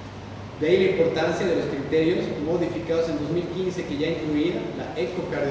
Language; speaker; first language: Spanish; native; Spanish